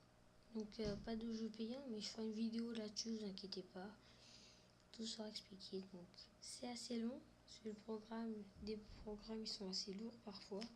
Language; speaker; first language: French; native; French